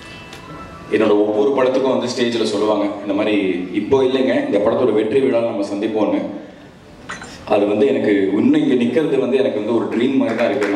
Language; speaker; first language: Tamil; native; Tamil